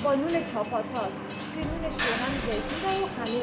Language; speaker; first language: Persian; native; Persian